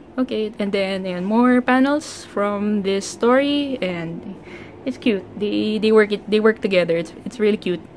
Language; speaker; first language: English; non-native, local second language; Filipino